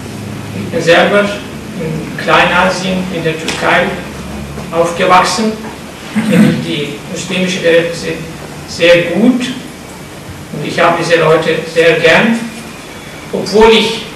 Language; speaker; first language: German; non-native, fluent; Turkish